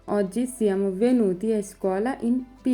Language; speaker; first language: Italian; non-native, fluent; Bangla